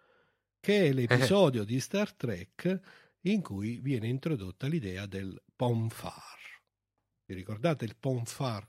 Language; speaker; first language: Italian; native; Italian